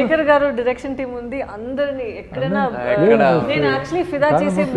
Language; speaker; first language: Telugu; non-native, local second language; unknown